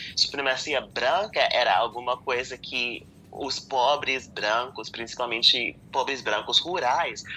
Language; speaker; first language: Portuguese; non-native, fluent; English